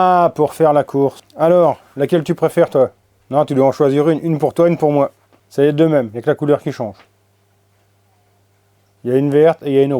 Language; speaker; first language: French; native; French